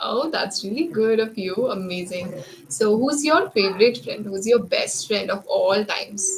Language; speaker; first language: English; non-native, local second language; Hindi